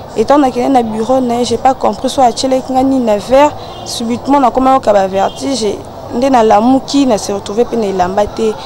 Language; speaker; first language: Lingala; non-native, local second language; Luba-Lulua